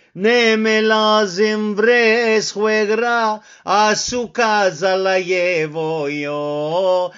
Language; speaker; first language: Spanish; early bilingual, heritage; Ladino